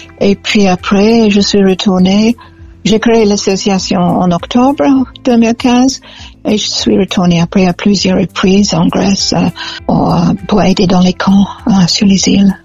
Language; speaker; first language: French; non-native, fluent; English